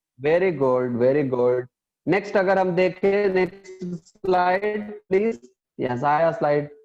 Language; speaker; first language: Hindi; non-native, local second language; Punjabi